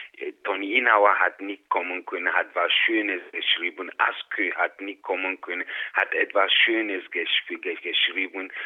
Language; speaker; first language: German; non-native, fluent; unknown